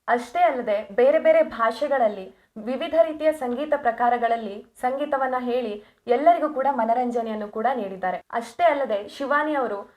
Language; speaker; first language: Kannada; native; Kannada